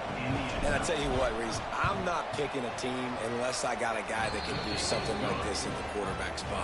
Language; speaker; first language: English; native; English